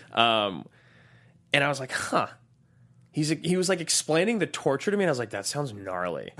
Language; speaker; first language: English; native; English